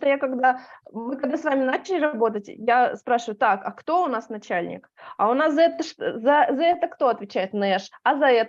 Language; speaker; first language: Russian; native; Russian